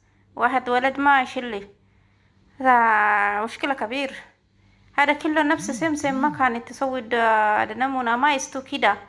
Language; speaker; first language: Arabic; non-native, learner; Oromo